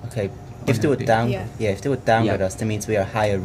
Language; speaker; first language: English; native; English